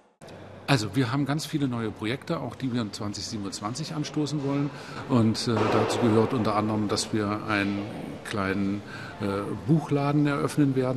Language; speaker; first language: German; native; German